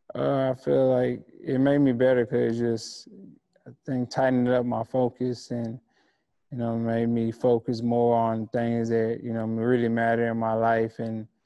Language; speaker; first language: English; native; English